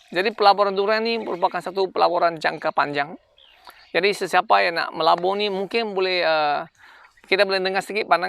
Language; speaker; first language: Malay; non-native, local second language; Chinese